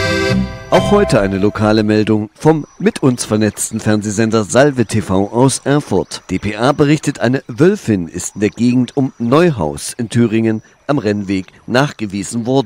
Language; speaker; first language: German; native; German